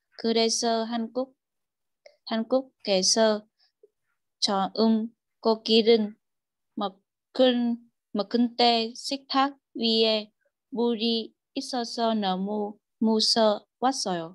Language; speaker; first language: Korean; non-native, learner; Vietnamese